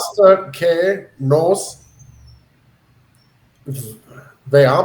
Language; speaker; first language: Spanish; non-native, learner; English